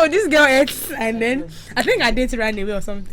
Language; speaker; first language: English; non-native, local second language; Yoruba